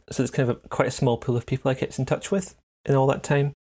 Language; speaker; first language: English; native; English